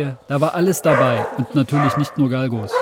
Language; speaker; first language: German; native; German